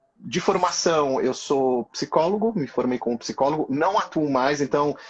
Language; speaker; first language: Portuguese; early bilingual, other home language; Hebrew